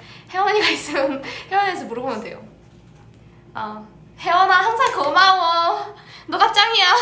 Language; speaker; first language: Korean; early bilingual, heritage; English